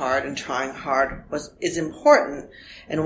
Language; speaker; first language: English; early bilingual, other home language; Armenian